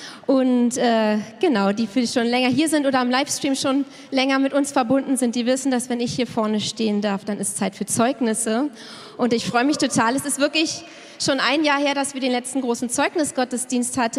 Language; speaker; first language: German; native; German